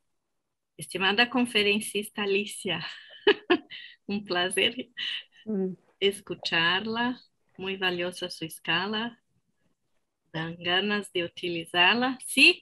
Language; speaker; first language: Spanish; non-native, fluent; Portuguese